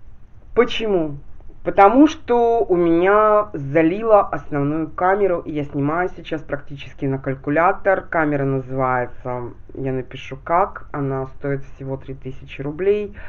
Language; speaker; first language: Russian; native; Russian